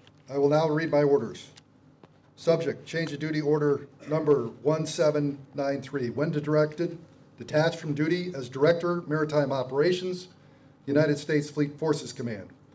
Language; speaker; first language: English; native; English